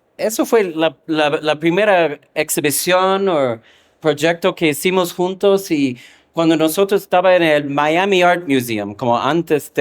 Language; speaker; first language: Spanish; non-native, fluent; English